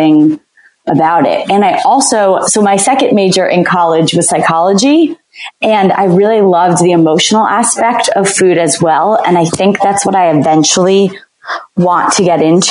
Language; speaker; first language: English; native; English